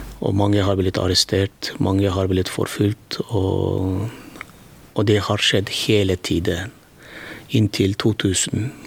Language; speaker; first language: Norwegian; non-native, fluent; Turkmen